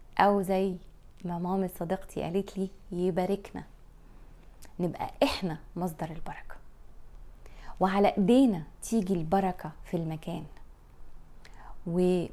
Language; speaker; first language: Arabic; native; Arabic